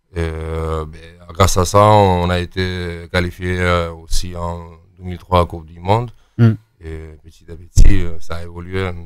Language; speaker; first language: French; non-native, fluent; Georgian